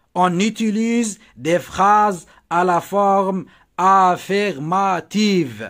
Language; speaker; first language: French; non-native, local second language; Arabic